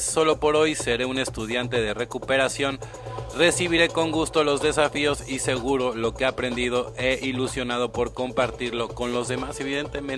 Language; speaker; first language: Spanish; native; Spanish